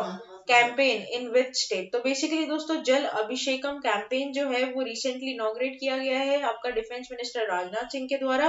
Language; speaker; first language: Hindi; native; Hindi